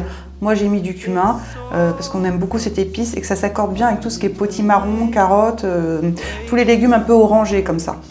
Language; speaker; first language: French; native; French